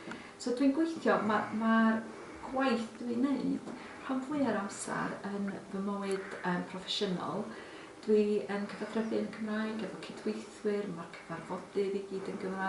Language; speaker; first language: Welsh; non-native, fluent; English